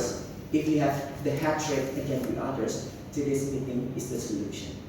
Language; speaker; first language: English; non-native, local second language; Indonesian